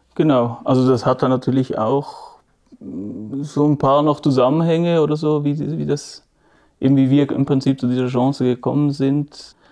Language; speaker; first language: German; native; German